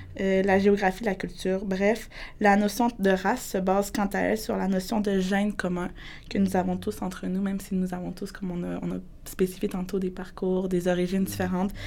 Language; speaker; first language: French; early bilingual, other home language; Spanish